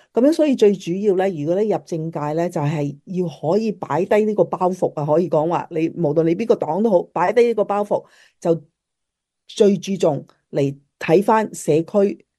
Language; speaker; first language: Cantonese; native; Cantonese